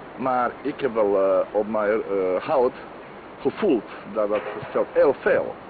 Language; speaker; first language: Dutch; non-native, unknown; Croatian